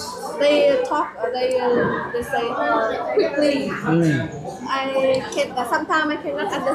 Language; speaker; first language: English; non-native, learner; Vietnamese